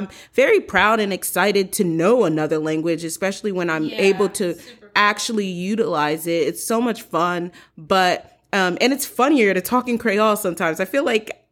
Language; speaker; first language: English; early bilingual, other home language; Haitian Creole